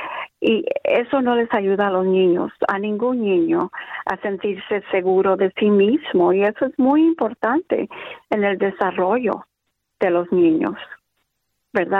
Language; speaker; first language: Spanish; early bilingual, other home language; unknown